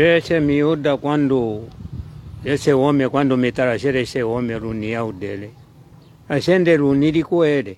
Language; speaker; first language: Portuguese; non-native, local second language; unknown